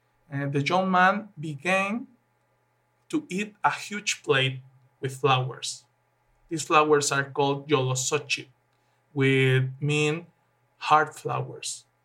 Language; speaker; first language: English; non-native, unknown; Spanish